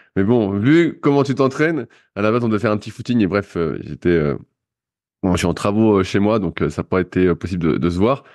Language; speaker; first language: French; native; French